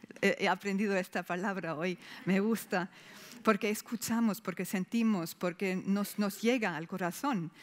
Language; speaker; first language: Spanish; non-native, fluent; German